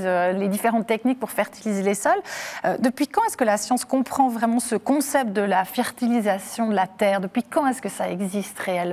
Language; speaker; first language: French; native; French